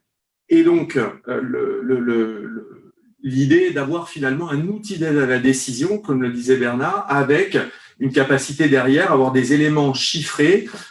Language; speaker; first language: French; native; French